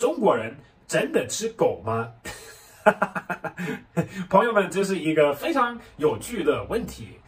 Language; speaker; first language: Chinese; non-native, fluent; German